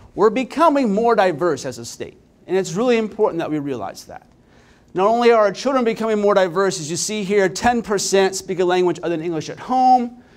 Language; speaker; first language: English; native; English